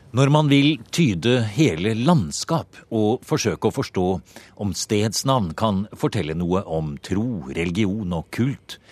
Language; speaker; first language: Norwegian; native; Norwegian